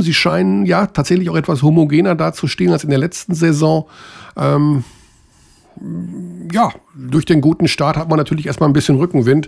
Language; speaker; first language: German; native; German